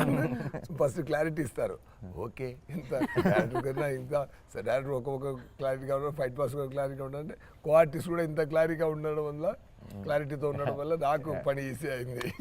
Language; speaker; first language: Telugu; non-native, learner; Tamil